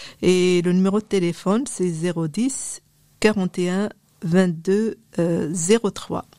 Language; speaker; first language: French; non-native, local second language; Arabic